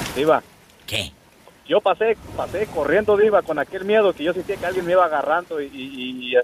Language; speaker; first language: Spanish; native; Spanish